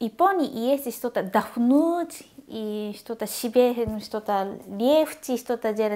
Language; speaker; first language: Russian; non-native, learner; Japanese